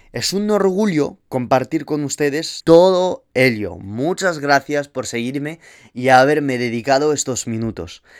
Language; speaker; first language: Spanish; early bilingual, heritage; Spanish